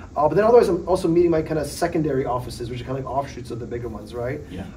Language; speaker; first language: English; early bilingual, other home language; Polish